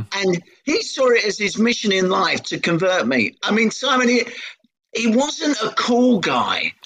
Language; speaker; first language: English; native; English